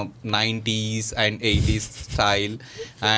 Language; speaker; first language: English; non-native, local second language; Telugu